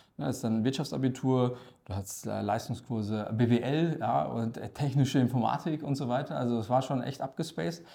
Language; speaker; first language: German; early bilingual, other home language; Turkish